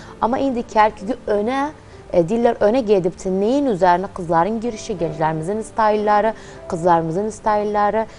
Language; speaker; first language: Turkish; early bilingual, heritage; Turkmen